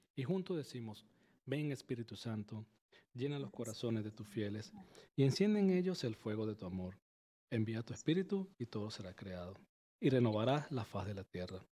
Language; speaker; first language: Spanish; native; Spanish